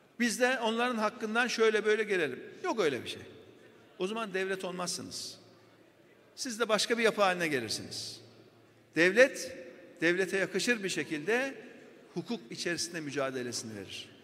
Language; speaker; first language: Turkish; native; Turkish